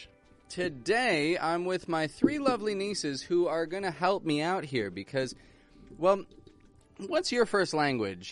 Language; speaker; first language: English; native; English